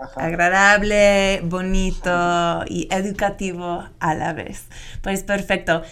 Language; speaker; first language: Spanish; non-native, fluent; English